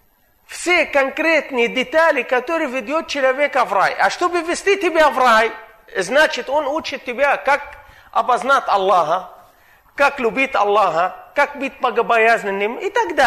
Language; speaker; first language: Russian; non-native, fluent; Arabic